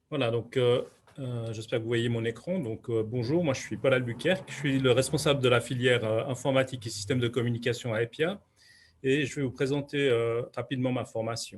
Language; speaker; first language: French; native; French